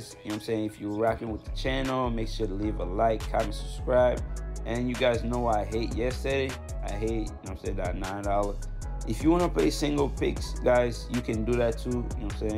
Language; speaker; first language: English; native; English